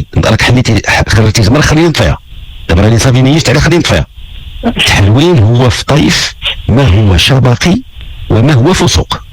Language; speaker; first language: Arabic; native; Arabic